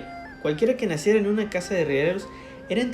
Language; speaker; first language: Spanish; native; Spanish